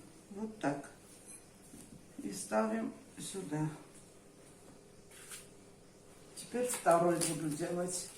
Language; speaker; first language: Russian; non-native, fluent; Armenian